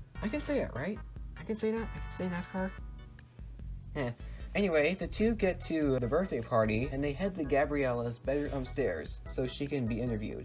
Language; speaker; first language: English; native; English